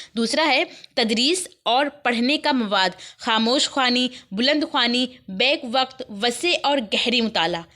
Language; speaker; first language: Urdu; native; Urdu